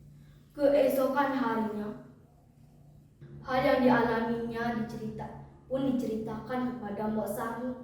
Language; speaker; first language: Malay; non-native, local second language; Balinese